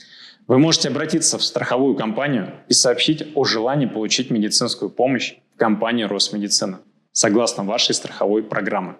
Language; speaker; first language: Russian; native; Russian